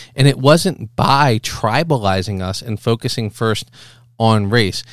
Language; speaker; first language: English; native; English